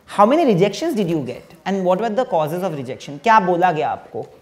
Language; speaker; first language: Hindi; non-native, local second language; Bangla